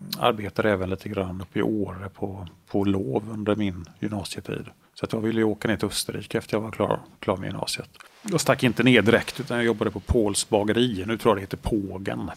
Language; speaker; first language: Swedish; native; Swedish